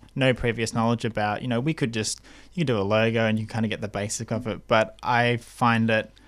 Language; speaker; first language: English; native; English